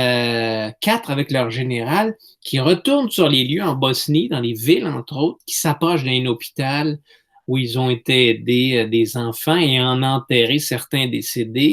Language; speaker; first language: French; native; French